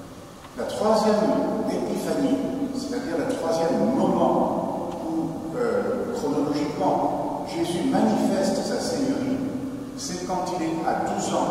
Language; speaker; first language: French; native; French